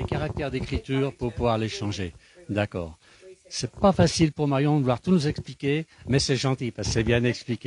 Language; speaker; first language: French; native; French